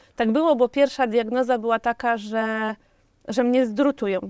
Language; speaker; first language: Polish; native; Polish